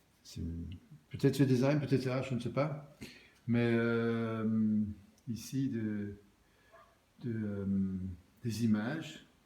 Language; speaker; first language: French; non-native, learner; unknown